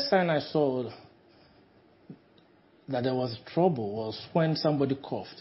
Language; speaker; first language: English; non-native, local second language; Akan